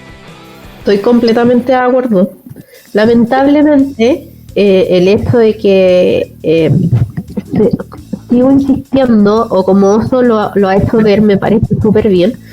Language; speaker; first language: Spanish; native; Spanish